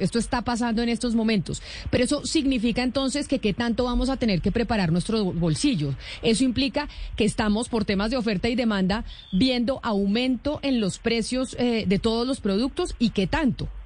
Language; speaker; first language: Spanish; native; Spanish